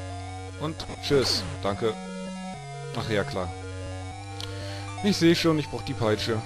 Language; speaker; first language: German; native; German